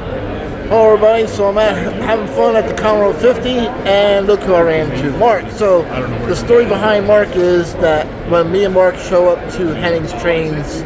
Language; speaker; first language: English; native; English